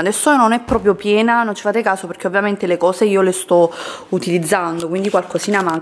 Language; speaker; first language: Italian; native; Italian